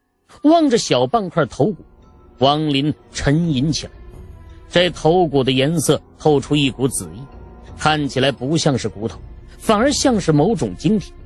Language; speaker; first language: Chinese; native; Chinese